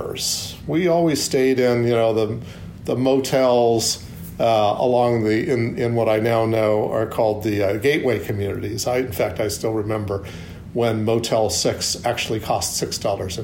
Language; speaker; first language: English; native; English